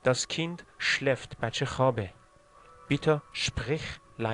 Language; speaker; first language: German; non-native, fluent; Persian